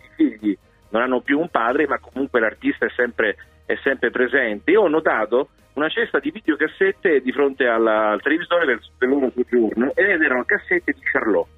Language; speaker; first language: Italian; native; Italian